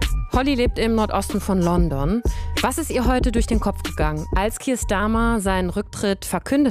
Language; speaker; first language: German; native; German